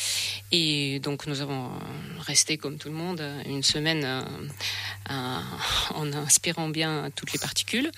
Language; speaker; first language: French; non-native, fluent; Russian